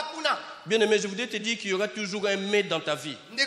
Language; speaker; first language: French; non-native, local second language; Lingala